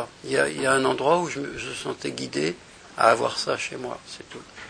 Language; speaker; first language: French; native; French